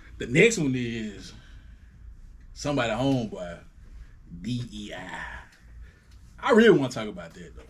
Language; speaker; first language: English; native; English